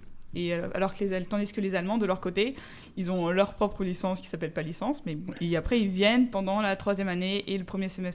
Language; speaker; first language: French; native; French